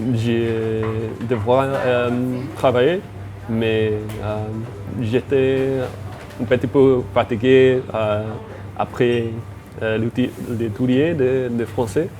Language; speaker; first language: French; non-native, learner; English